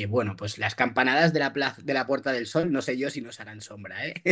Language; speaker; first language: Spanish; native; Spanish